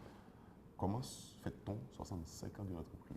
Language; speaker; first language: French; non-native, local second language; Haitian Creole